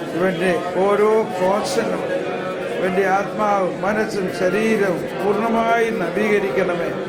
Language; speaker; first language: Malayalam; native; Malayalam